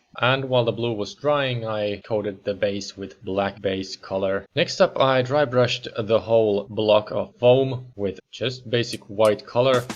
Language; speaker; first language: English; non-native, fluent; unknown